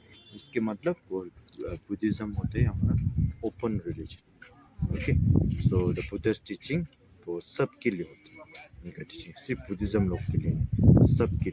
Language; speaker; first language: Hindi; non-native, fluent; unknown